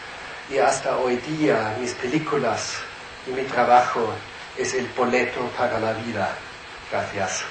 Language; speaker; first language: Spanish; non-native, fluent; German